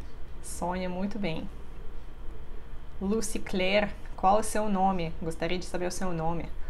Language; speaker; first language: Portuguese; non-native, fluent; Russian